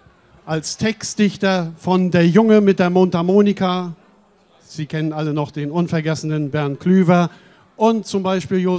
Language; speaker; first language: German; native; German